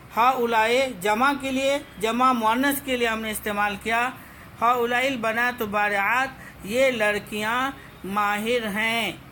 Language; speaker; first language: Urdu; native; Urdu